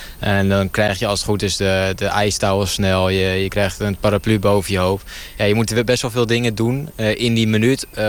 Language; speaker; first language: Dutch; native; Dutch